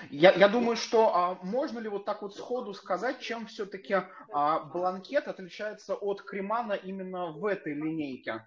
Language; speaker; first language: Russian; native; Russian